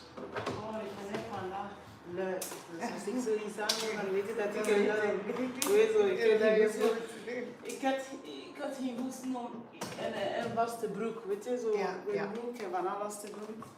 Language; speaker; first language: Dutch; non-native, fluent; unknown